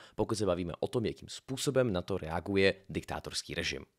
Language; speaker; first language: Czech; native; Czech